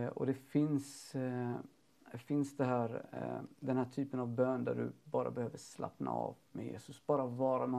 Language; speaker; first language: Swedish; native; Swedish